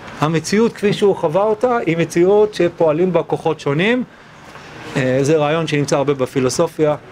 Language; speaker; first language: Hebrew; early bilingual, other home language; English